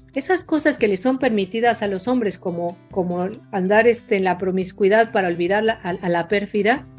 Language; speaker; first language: Spanish; native; Spanish